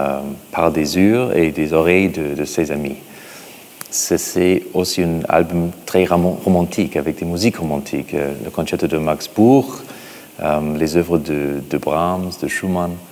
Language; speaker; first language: French; non-native, fluent; English